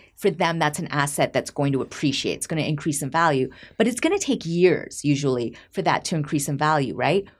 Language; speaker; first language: English; native; English